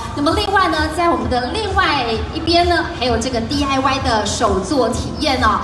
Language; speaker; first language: Chinese; native; Chinese